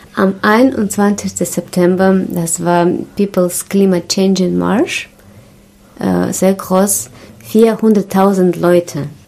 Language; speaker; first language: German; non-native, learner; Russian